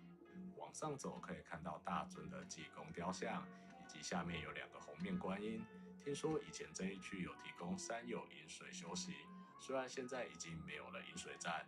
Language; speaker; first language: Chinese; native; Chinese